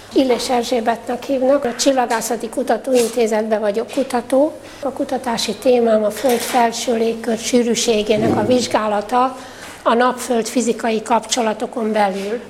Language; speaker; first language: Hungarian; native; Hungarian